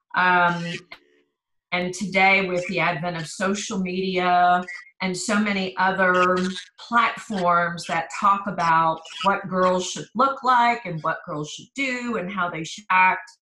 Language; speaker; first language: English; native; English